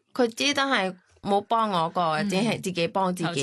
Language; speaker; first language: Cantonese; non-native, fluent; Thai